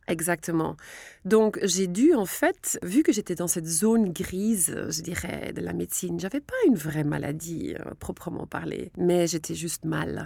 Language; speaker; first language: French; non-native, local second language; Dutch